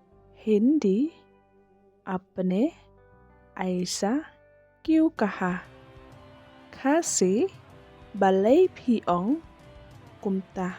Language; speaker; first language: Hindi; non-native, local second language; Khasi